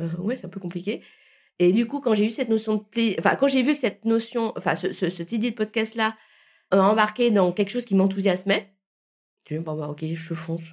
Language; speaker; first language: French; early bilingual, other home language; Vietnamese